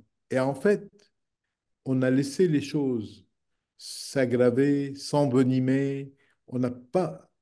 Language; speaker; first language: French; non-native, local second language; Arabic